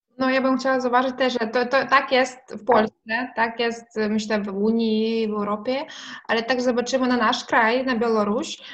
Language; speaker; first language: Polish; non-native, fluent; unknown